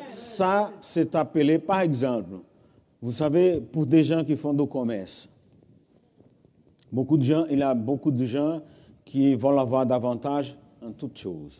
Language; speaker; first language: French; non-native, fluent; Portuguese